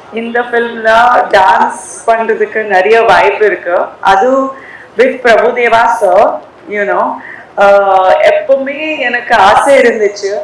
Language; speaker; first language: Tamil; non-native, learner; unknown